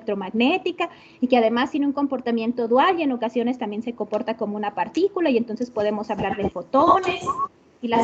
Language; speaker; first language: Spanish; native; Spanish